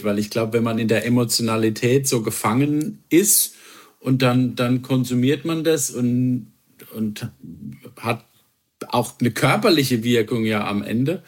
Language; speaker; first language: German; native; German